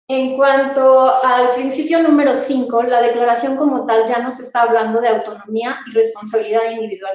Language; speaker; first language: Spanish; native; Spanish